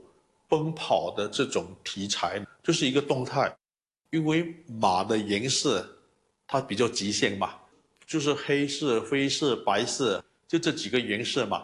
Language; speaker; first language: Chinese; native; Chinese